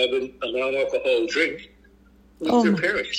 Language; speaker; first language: English; native; English